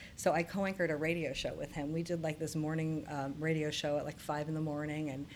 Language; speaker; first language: English; native; English